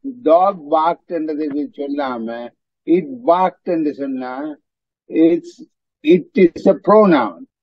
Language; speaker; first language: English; non-native, fluent; Tamil